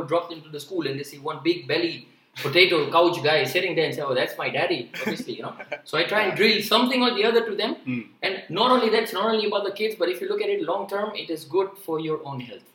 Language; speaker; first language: English; non-native, local second language; Gujarati